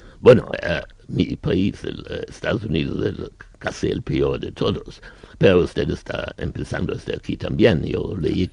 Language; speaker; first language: Spanish; non-native, learner; German